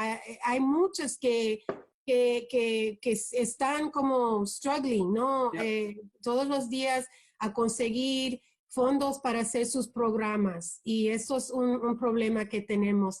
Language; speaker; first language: Spanish; early bilingual, heritage; Spanish